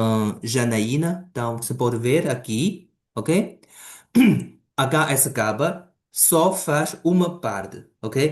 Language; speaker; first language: Portuguese; non-native, fluent; Chinese